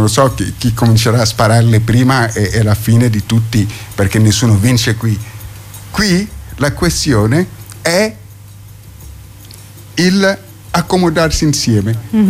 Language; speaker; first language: Italian; non-native, fluent; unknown